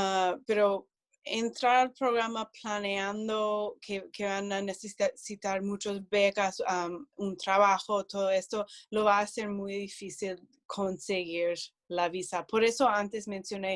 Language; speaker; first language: Spanish; non-native, fluent; English